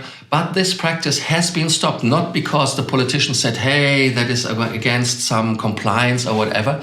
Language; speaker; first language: English; non-native, fluent; German